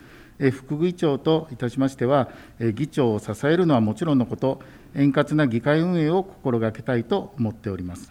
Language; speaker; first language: Japanese; native; Japanese